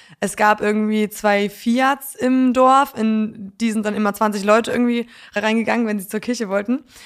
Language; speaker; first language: German; early bilingual, other home language; Polish